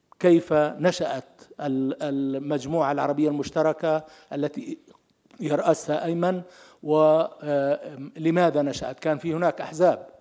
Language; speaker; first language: Arabic; native; Arabic